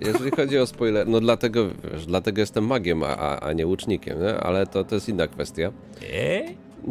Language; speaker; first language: Polish; native; Polish